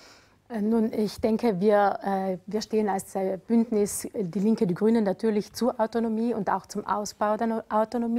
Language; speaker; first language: German; native; German